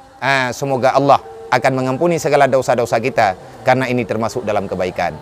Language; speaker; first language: Indonesian; non-native, local second language; Achinese